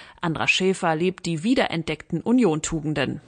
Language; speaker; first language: German; native; German